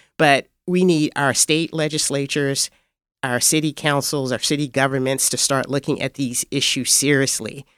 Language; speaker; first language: English; native; English